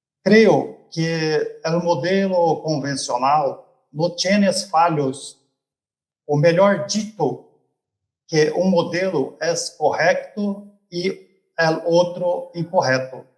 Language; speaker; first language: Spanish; non-native, fluent; Portuguese